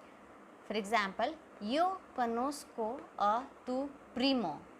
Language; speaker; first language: Spanish; non-native, fluent; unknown